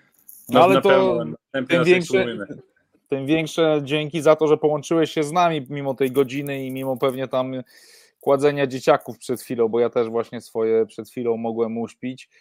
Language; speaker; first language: Polish; native; Polish